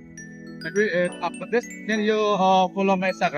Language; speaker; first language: English; non-native, learner; Indonesian